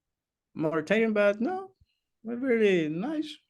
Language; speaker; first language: English; non-native, learner; Spanish